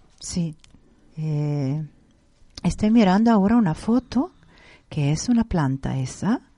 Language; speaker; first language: Spanish; non-native, fluent; Italian